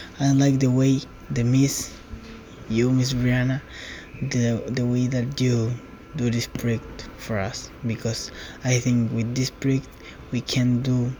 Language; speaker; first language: English; non-native, learner; Spanish